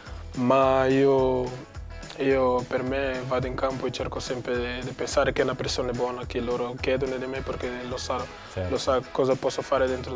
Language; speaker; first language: Italian; non-native, learner; Portuguese